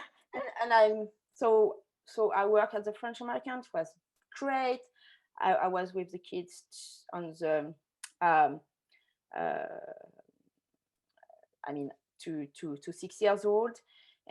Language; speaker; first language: English; non-native, fluent; French